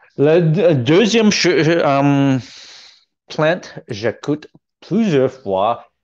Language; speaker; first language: French; non-native, learner; Cantonese